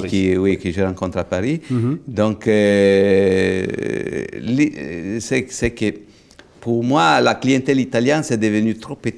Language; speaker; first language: French; non-native, fluent; Italian